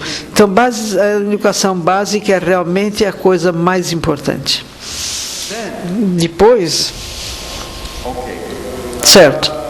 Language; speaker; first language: Portuguese; non-native, fluent; French